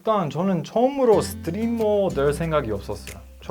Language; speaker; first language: Korean; non-native, learner; Croatian